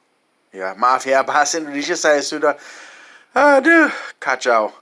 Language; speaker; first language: Indonesian; non-native, fluent; English